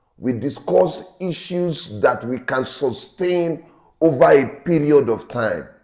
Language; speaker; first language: Nigerian Pidgin; native; Nigerian Pidgin